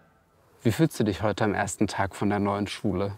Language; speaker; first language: German; native; German